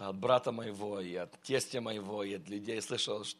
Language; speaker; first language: Russian; early bilingual, heritage; Russian